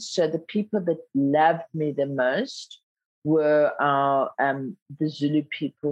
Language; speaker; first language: English; non-native, local second language; Zulu